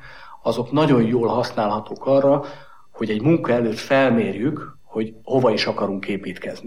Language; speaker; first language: Hungarian; native; Hungarian